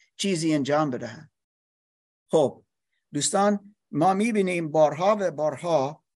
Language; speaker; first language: Persian; non-native, learner; English